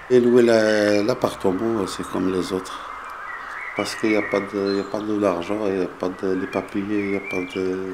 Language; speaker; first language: French; non-native, learner; Arabic